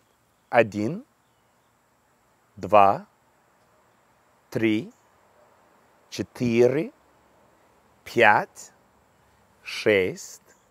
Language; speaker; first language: Russian; non-native, fluent; English